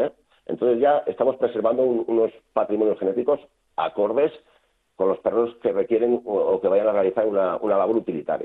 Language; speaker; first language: Spanish; native; Spanish